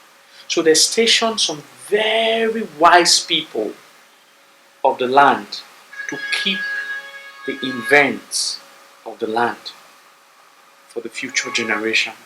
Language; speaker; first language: English; non-native, local second language; Bini